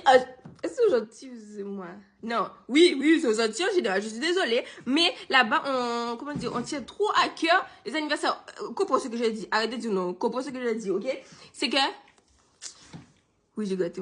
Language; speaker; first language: French; native; French